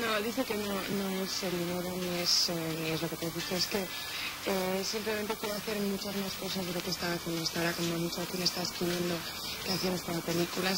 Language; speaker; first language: Spanish; native; Spanish